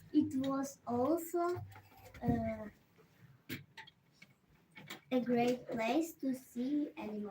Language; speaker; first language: English; non-native, learner; Ukrainian